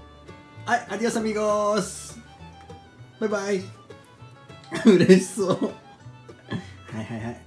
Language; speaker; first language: Japanese; native; Japanese